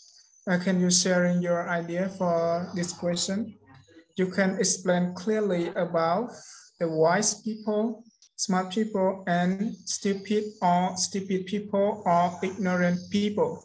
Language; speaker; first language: English; non-native, learner; Khmer